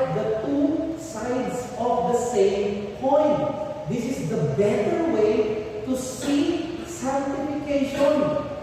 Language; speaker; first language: English; non-native, local second language; Filipino